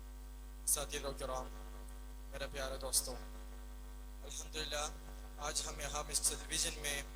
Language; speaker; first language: Hindi; non-native, learner; Malayalam